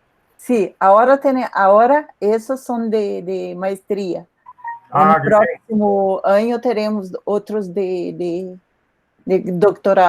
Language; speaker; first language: Spanish; non-native, learner; Portuguese